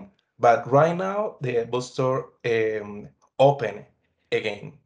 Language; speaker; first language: English; non-native, learner; Spanish